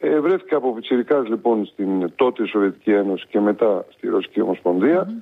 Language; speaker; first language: Greek; early bilingual, heritage; Greek